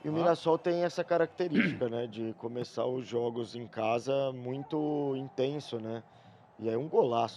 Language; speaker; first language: Portuguese; native; Portuguese